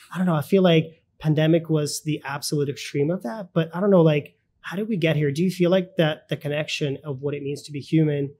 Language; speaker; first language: English; early bilingual, other home language; Russian